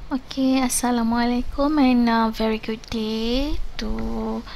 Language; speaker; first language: English; non-native, local second language; Malay